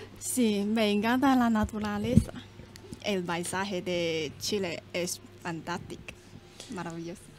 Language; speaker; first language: Spanish; non-native, learner; Chinese